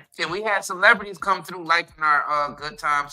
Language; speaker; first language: English; native; English